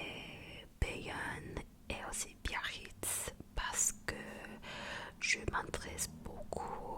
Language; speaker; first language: French; non-native, fluent; Japanese